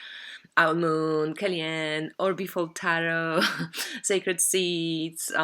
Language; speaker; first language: English; non-native, fluent; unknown